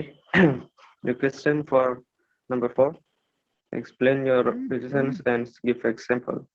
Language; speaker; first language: English; non-native, learner; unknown